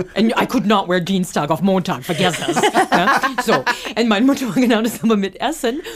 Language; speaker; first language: German; non-native, fluent; English